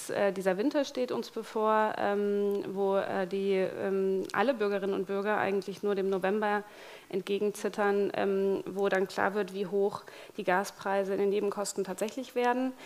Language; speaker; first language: German; native; German